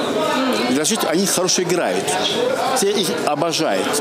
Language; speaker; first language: Russian; non-native, local second language; French